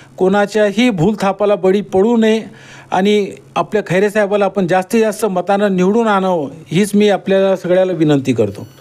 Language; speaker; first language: Marathi; non-native, local second language; Marwari